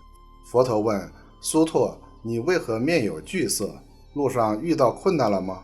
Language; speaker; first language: Chinese; native; Chinese